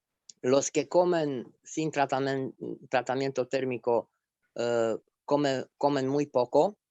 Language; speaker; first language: Spanish; non-native, fluent; Romanian